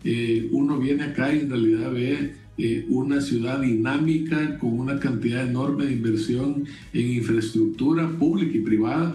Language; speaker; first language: Spanish; native; Spanish